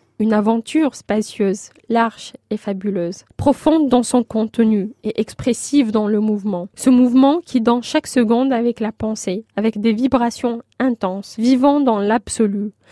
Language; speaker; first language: French; non-native, local second language; Arabic